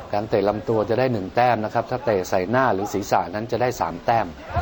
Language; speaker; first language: Thai; native; Thai